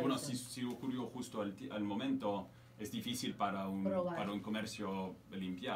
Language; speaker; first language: Spanish; non-native, fluent; French